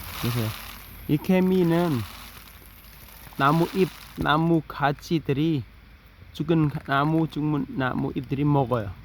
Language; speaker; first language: Korean; non-native, fluent; Khmer